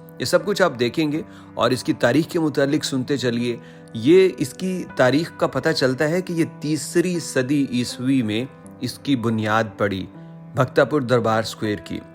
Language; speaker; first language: Urdu; native; Urdu